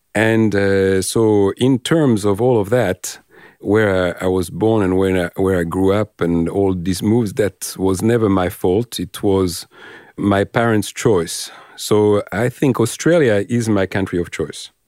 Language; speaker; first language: English; non-native, fluent; French